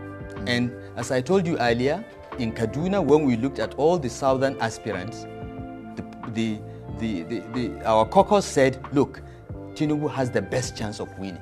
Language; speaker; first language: English; non-native, local second language; Hausa